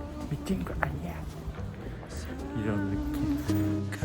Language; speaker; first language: Korean; non-native, learner; Japanese